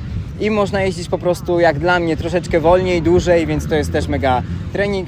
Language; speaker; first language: Polish; native; Polish